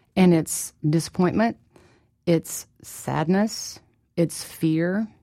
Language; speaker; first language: English; native; English